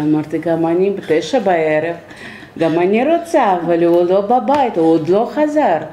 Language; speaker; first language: Hebrew; non-native, fluent; Russian